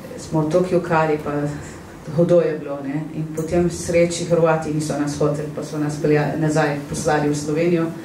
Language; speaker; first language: Slovenian; non-native, fluent; Arabic